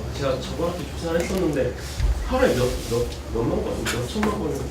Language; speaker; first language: Korean; native; Korean